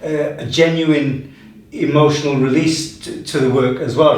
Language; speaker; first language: English; native; English